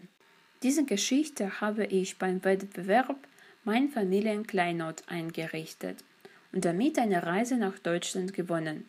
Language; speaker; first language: German; non-native, fluent; Russian